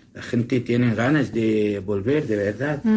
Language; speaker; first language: Spanish; non-native, learner; Assyrian Neo-Aramaic